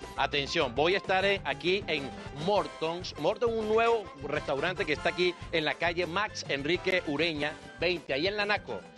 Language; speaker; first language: Spanish; native; Spanish